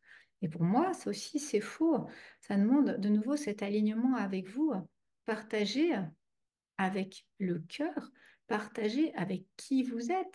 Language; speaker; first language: French; native; French